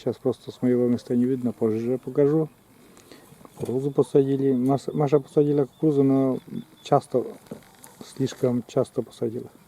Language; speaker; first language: Russian; native; Russian